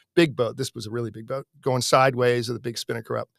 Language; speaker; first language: English; native; English